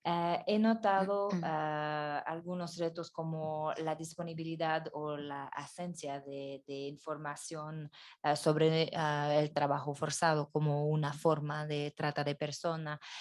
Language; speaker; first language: Spanish; non-native, fluent; French